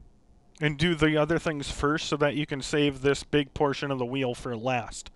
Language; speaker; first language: English; native; English